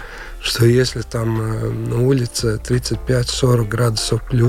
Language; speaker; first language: Russian; non-native, local second language; Latvian